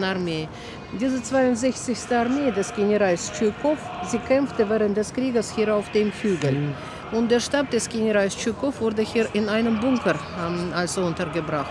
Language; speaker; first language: German; non-native, fluent; Russian